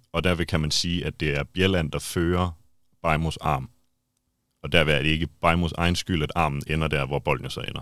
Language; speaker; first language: Danish; native; Danish